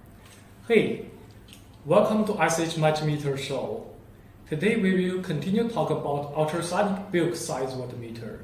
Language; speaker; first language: English; non-native, learner; Chinese